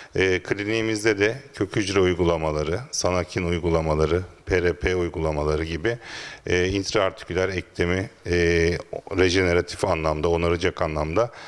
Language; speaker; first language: Turkish; native; Turkish